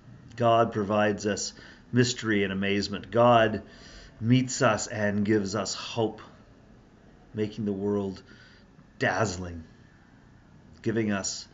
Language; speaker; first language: English; native; English